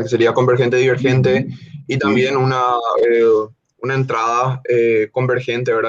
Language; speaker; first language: Spanish; native; Spanish